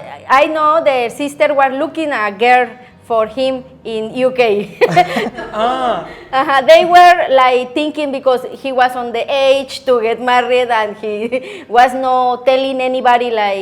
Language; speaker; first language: English; non-native, learner; Spanish